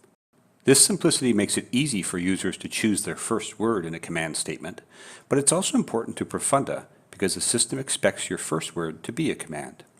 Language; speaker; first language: English; native; English